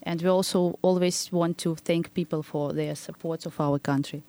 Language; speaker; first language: English; non-native, fluent; Ukrainian